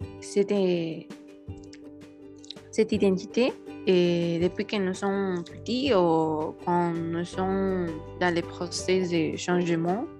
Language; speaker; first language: French; non-native, learner; Spanish